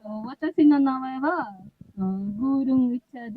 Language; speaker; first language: Japanese; non-native, learner; Nepali